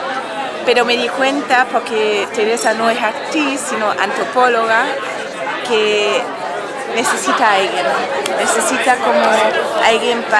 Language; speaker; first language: Spanish; non-native, fluent; German